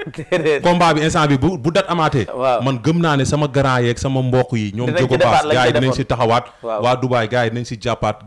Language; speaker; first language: Wolof; non-native, local second language; Serer